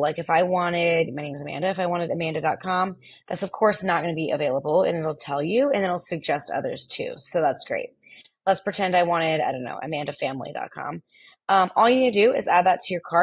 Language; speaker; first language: English; native; English